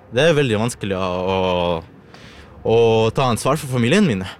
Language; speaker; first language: Norwegian; non-native, learner; Ukrainian